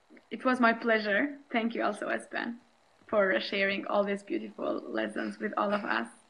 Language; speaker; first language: English; non-native, fluent; Albanian